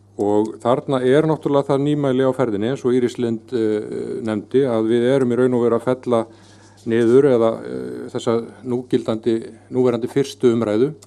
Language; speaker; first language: Icelandic; native; Icelandic